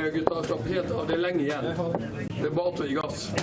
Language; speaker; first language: Norwegian; native; Norwegian